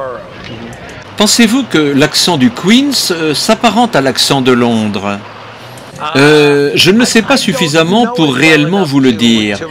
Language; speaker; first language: French; non-native, fluent; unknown